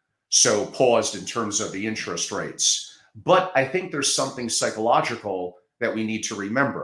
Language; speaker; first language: English; native; English